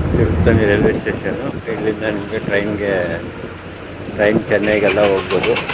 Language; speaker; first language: Kannada; non-native, local second language; Tamil